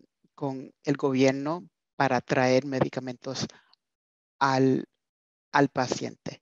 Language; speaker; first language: Spanish; early bilingual, heritage; Spanish